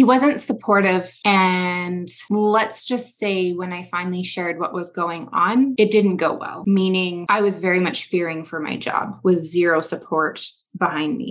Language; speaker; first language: English; native; English